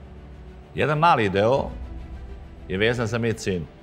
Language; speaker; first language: Serbian; native; Serbian